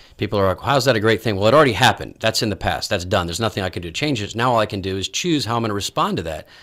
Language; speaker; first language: English; native; English